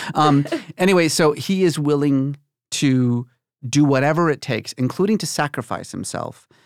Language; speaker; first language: English; early bilingual, other home language; Persian